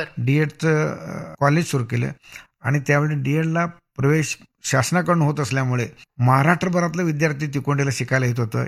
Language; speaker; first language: Marathi; non-native, local second language; Kannada